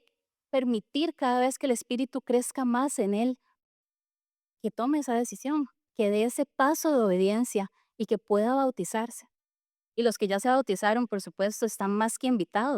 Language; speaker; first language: Spanish; native; Spanish